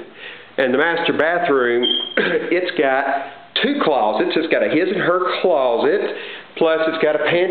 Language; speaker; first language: English; native; English